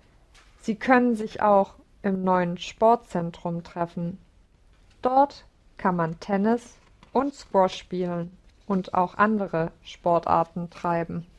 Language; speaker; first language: German; non-native, learner; English